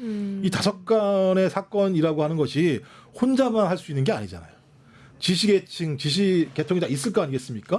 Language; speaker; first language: Korean; native; Korean